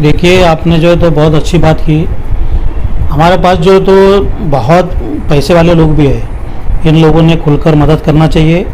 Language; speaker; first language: Hindi; non-native, local second language; Urdu